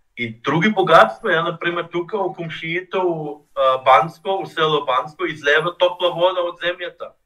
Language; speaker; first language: Macedonian; non-native, fluent; German